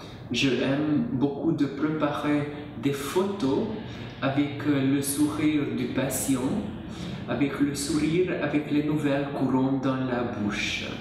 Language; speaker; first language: French; non-native, learner; Hungarian